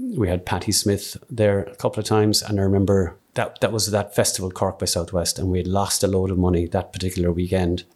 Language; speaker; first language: English; native; English